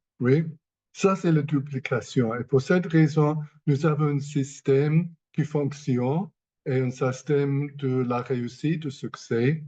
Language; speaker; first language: French; non-native, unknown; English